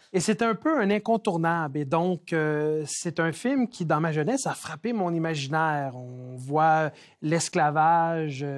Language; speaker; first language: French; native; French